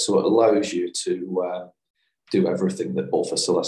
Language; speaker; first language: English; native; English